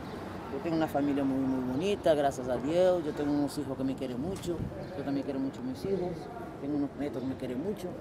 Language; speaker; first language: Spanish; non-native, fluent; Kabuverdianu